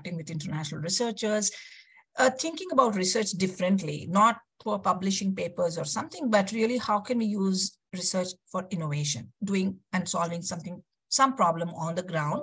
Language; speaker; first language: English; non-native, local second language; Kannada